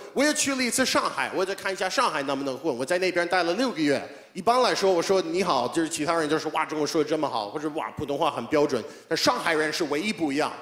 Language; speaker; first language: Chinese; non-native, fluent; English